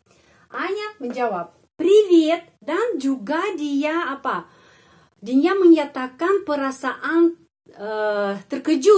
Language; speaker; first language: Indonesian; non-native, fluent; Russian